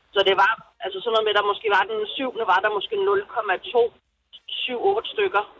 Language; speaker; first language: Danish; native; Danish